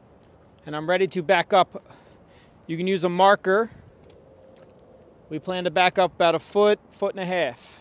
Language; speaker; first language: English; native; English